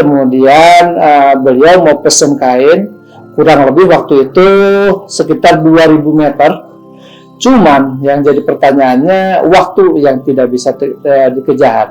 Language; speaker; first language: Indonesian; non-native, local second language; Sundanese